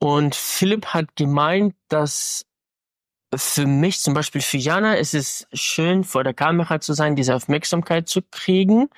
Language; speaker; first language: German; non-native, fluent; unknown